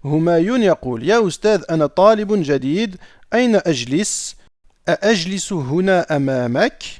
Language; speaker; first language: Arabic; non-native, fluent; French